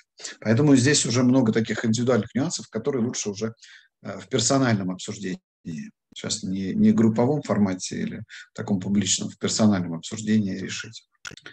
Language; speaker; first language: Russian; native; Russian